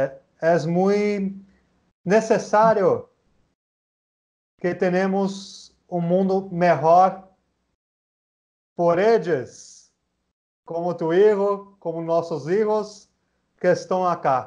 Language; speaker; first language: Spanish; non-native, learner; Portuguese